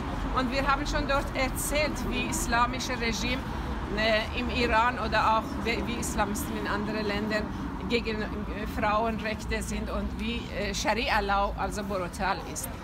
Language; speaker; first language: German; non-native, fluent; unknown